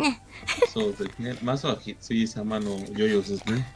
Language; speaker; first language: Japanese; non-native, learner; Spanish